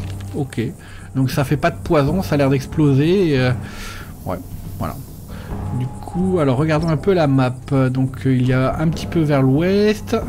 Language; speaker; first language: French; native; French